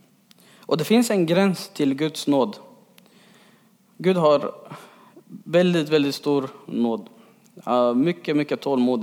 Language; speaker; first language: Swedish; early bilingual, other home language; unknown